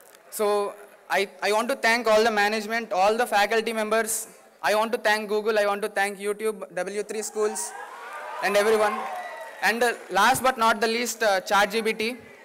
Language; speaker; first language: English; non-native, local second language; Telugu